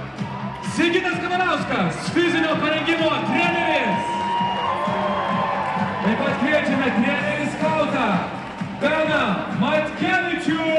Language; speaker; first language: Lithuanian; native; Lithuanian